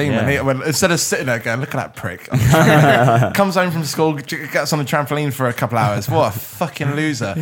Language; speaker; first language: English; native; English